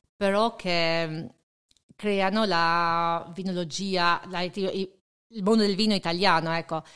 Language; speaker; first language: Italian; non-native, fluent; Albanian